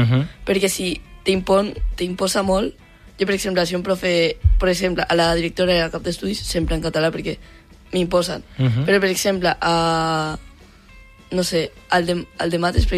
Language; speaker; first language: Catalan; non-native, local second language; Spanish